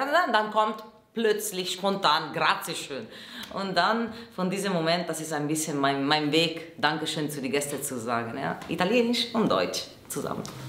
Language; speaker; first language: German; non-native, learner; Italian